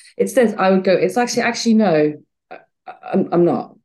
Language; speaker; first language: English; native; English